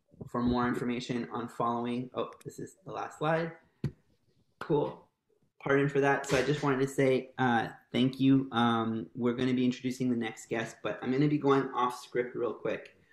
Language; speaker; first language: English; native; English